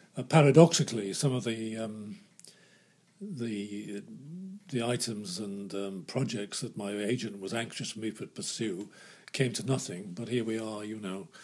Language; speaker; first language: English; native; English